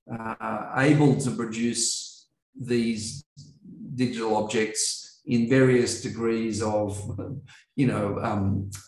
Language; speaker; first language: English; native; English